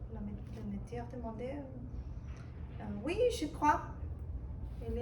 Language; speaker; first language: French; non-native, fluent; Spanish